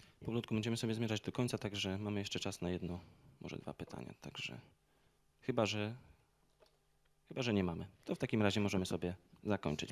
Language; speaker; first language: Polish; native; Polish